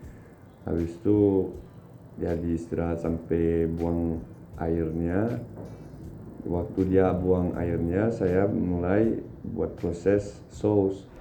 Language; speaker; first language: Indonesian; non-native, fluent; Turkish